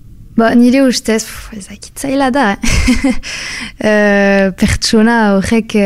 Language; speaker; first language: Basque; non-native, local second language; French